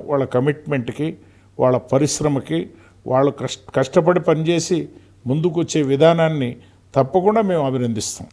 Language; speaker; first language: Telugu; native; Telugu